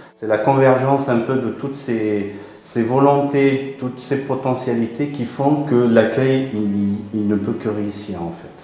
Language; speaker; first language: French; native; French